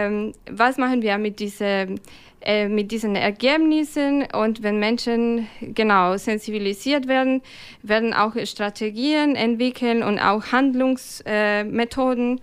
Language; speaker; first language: German; non-native, fluent; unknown